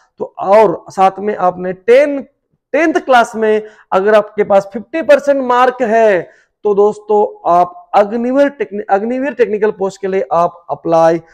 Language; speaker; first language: Hindi; non-native, local second language; Marathi